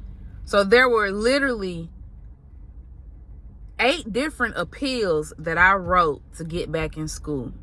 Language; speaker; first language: English; native; English